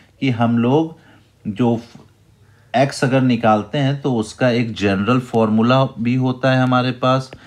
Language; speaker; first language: Hindi; native; Hindi